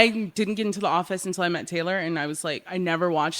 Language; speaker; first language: English; native; English